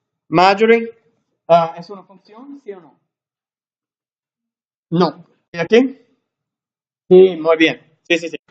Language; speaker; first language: Spanish; non-native, learner; English